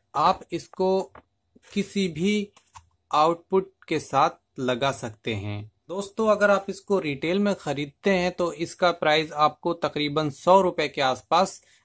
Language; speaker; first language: Hindi; native; Hindi